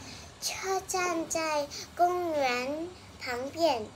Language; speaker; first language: Chinese; non-native, learner; Vietnamese